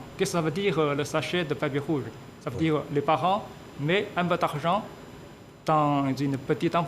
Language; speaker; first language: French; non-native, fluent; Chinese